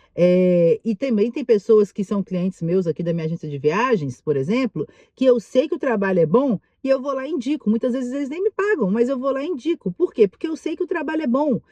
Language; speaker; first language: Portuguese; native; Portuguese